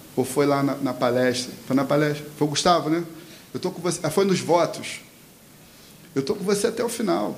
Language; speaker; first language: Portuguese; native; Portuguese